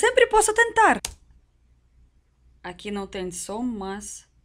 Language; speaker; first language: Portuguese; non-native, learner; Russian